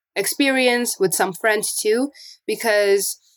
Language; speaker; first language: English; non-native, local second language; Portuguese